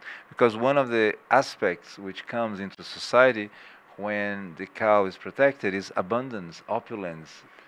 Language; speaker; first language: English; non-native, fluent; Portuguese